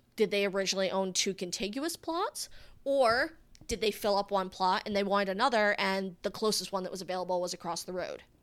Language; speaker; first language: English; native; English